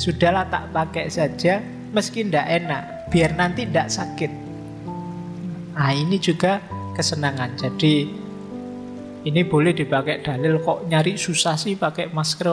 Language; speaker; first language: Indonesian; native; Indonesian